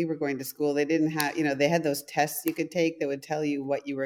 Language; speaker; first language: English; non-native, fluent; German